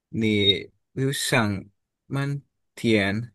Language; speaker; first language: Chinese; non-native, learner; Indonesian